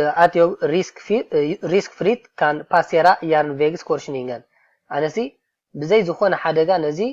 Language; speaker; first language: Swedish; non-native, fluent; Tigrinya